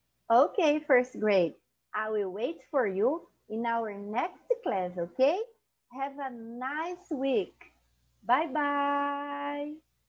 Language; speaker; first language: English; non-native, fluent; Portuguese